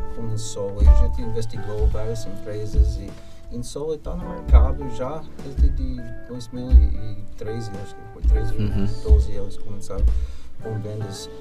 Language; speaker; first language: Portuguese; non-native, fluent; English